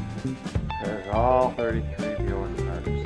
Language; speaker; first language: English; native; English